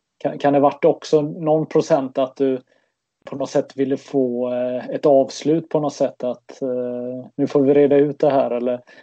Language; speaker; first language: Swedish; native; Swedish